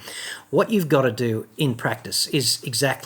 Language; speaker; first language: English; native; English